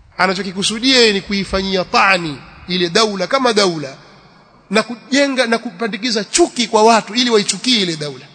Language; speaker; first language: Swahili; native; Swahili